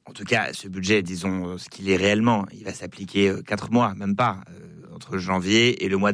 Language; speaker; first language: French; native; French